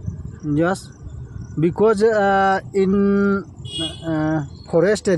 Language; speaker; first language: English; non-native, learner; Hindi